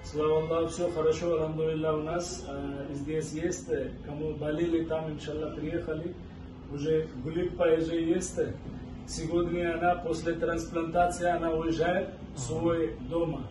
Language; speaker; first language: Russian; non-native, learner; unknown